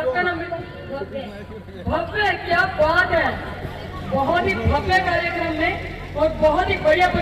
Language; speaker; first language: Hindi; native; Hindi